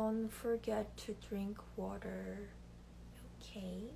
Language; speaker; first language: English; non-native, learner; Korean